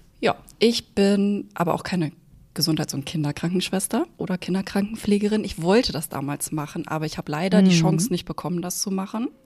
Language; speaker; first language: German; native; German